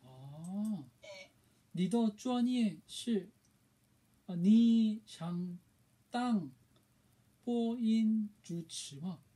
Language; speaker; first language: Chinese; non-native, learner; Korean